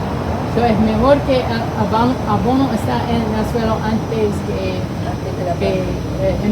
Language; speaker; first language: Spanish; non-native, learner; English